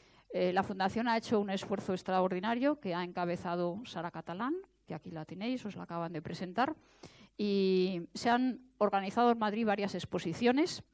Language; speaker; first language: Spanish; native; Spanish